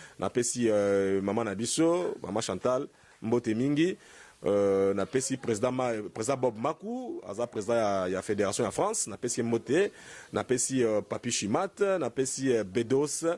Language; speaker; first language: Lingala; non-native, local second language; Luba-Lulua